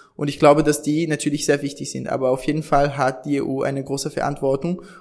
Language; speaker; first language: German; non-native, fluent; Portuguese